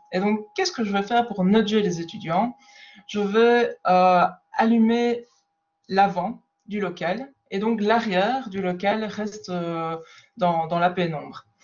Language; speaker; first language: French; native; French